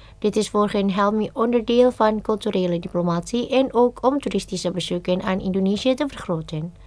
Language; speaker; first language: Dutch; non-native, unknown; Indonesian